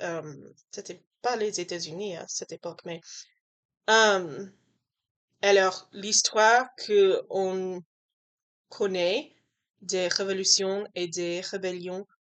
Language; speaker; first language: French; non-native, learner; English